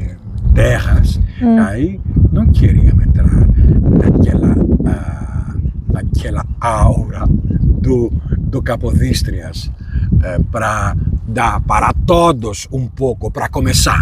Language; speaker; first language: Portuguese; non-native, fluent; Greek